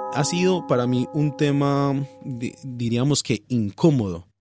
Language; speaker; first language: Spanish; native; Spanish